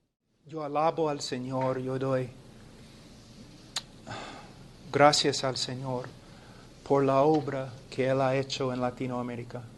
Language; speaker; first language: Spanish; non-native, fluent; English